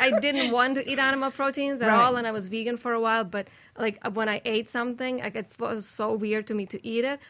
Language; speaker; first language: English; non-native, fluent; Russian